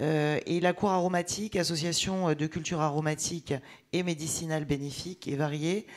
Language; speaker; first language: French; native; French